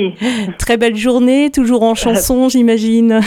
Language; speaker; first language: French; native; French